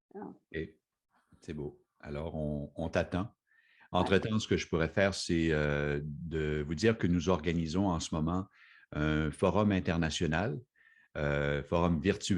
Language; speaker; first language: French; native; French